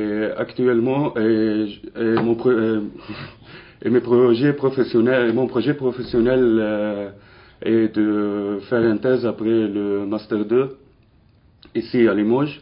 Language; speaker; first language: French; non-native, local second language; Arabic